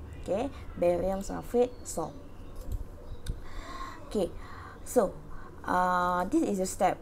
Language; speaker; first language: English; non-native, local second language; Malay